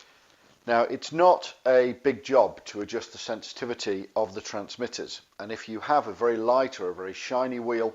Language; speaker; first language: English; native; English